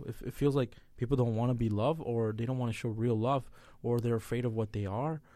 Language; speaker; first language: English; early bilingual, other home language; Spanish